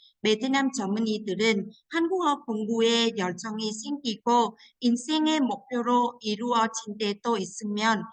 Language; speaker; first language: Korean; non-native, fluent; Vietnamese